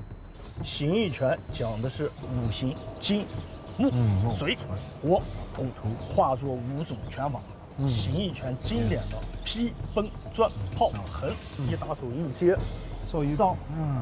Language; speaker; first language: Chinese; native; Chinese